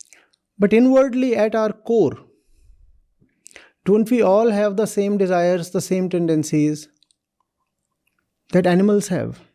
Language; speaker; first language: English; non-native, local second language; Hindi